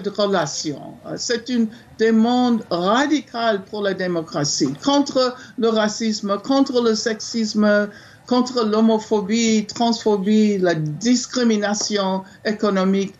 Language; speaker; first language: French; non-native, fluent; English